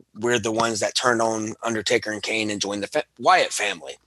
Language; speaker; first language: English; native; English